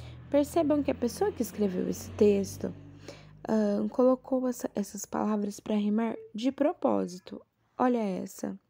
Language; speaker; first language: Portuguese; native; Portuguese